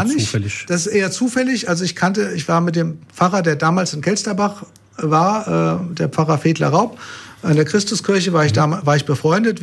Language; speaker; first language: German; native; German